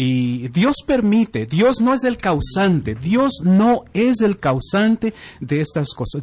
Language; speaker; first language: Spanish; native; Spanish